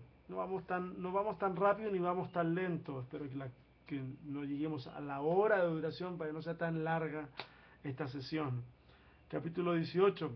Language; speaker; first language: Spanish; native; Spanish